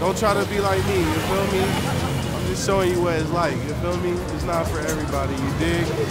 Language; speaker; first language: English; native; English